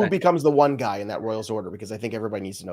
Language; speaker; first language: English; native; English